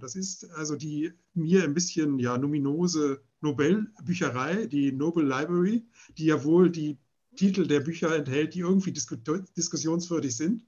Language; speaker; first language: German; native; German